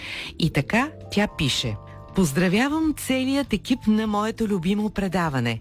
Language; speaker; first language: Bulgarian; native; Bulgarian